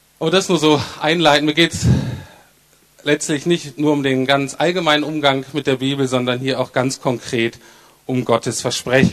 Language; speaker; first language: German; native; German